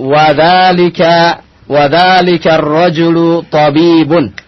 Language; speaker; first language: Arabic; non-native, fluent; Indonesian